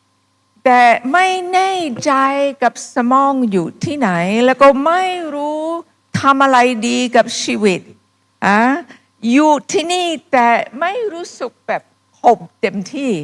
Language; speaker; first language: Thai; non-native, fluent; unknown